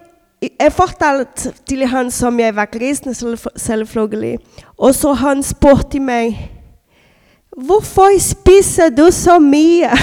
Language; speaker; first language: Norwegian; non-native, learner; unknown